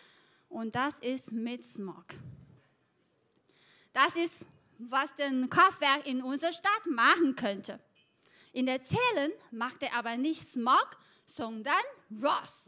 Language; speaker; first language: German; non-native, fluent; Chinese